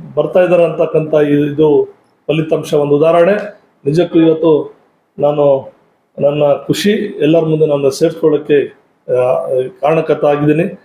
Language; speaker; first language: Kannada; non-native, local second language; Urdu